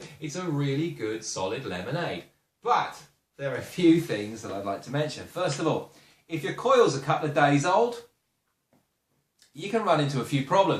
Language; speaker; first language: English; native; English